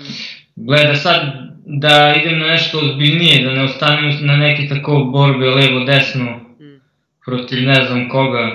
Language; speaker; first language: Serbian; early bilingual, heritage; Croatian